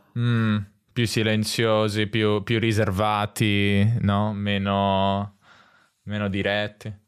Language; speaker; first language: Italian; native; Italian